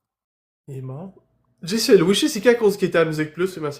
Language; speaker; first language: French; native; French